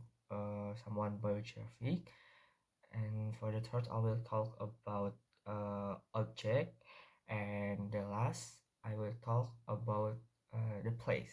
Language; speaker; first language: English; non-native, learner; Indonesian